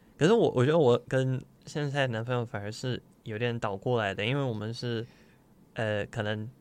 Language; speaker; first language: Chinese; non-native, fluent; Russian